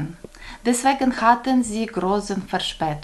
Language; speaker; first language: German; non-native, fluent; Ukrainian